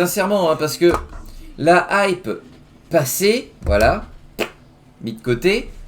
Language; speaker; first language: French; native; French